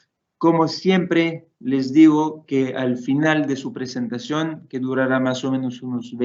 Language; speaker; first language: Spanish; non-native, fluent; Portuguese